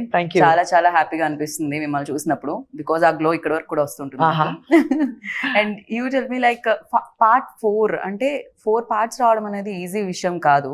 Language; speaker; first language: Telugu; native; Telugu